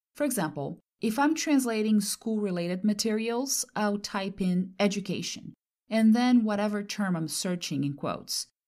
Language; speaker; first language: English; non-native, fluent; Portuguese